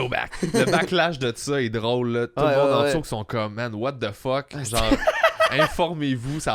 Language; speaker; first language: French; native; French